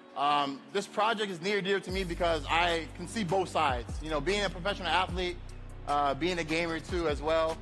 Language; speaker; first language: English; native; English